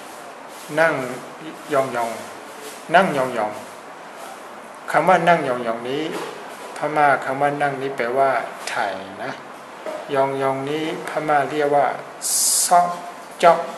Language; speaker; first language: Thai; non-native, fluent; Burmese